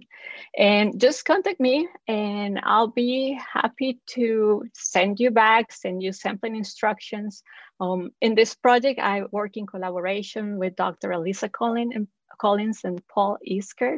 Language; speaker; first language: English; non-native, fluent; Spanish